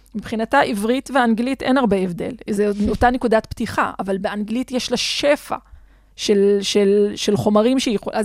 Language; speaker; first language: Hebrew; non-native, local second language; Adyghe